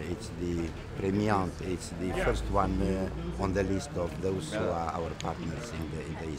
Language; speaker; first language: English; non-native, fluent; Romanian